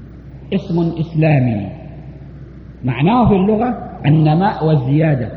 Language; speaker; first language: Arabic; native; Arabic